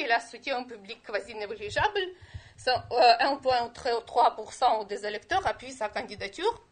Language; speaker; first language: French; non-native, fluent; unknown